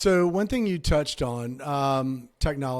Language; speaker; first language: English; native; English